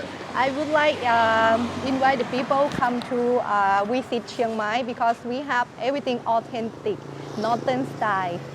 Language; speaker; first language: English; non-native, learner; Thai